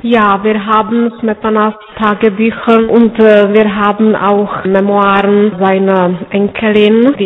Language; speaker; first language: German; non-native, fluent; Czech